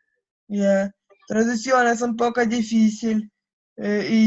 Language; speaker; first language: Spanish; non-native, learner; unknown